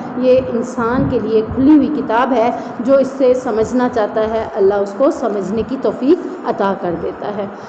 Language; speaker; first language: Urdu; non-native, local second language; Saraiki